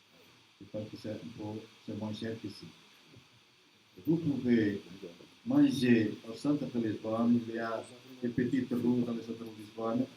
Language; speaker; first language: French; non-native, learner; Portuguese